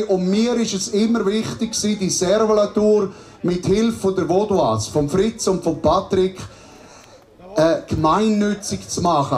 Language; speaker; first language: German; native; German